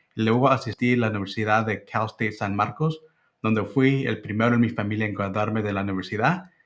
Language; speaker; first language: Spanish; early bilingual, heritage; Spanish